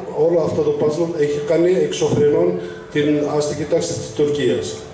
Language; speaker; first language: Greek; non-native, fluent; Arabic